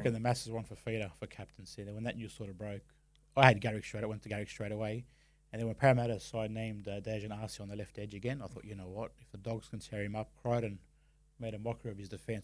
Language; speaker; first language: English; native; English